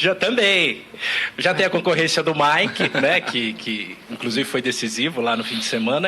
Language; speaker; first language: Portuguese; native; Portuguese